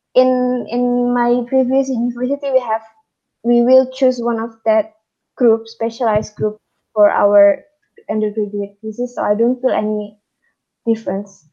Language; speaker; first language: English; non-native, fluent; Indonesian